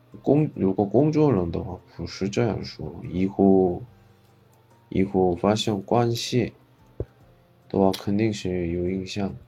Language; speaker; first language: Chinese; non-native, fluent; Korean